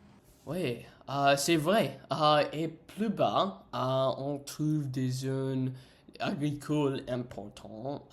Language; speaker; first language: French; non-native, learner; English